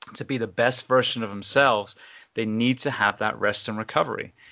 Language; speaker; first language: English; native; English